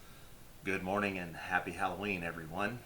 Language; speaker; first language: English; native; English